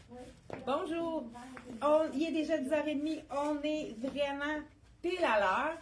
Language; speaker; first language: French; native; French